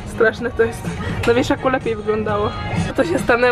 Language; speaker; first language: Polish; native; Polish